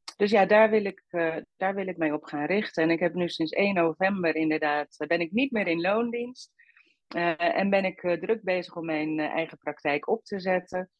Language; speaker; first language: Dutch; native; Dutch